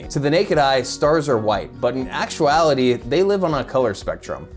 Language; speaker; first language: English; native; English